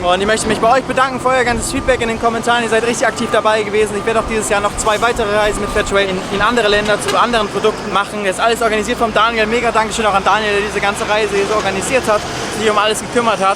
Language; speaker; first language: German; native; German